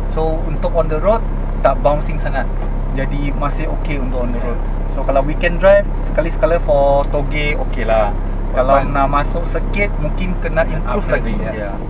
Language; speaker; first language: Malay; native; Malay